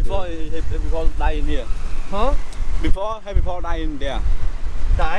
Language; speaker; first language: English; non-native, learner; Khmer